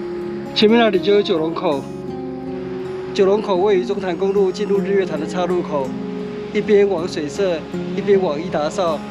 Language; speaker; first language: Chinese; native; Chinese